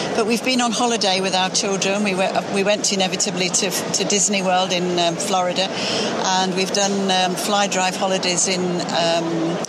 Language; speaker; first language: English; native; English